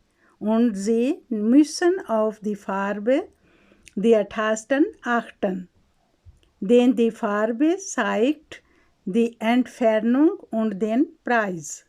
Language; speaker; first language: German; non-native, fluent; Urdu